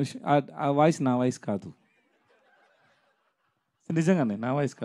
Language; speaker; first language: Telugu; non-native, learner; Tamil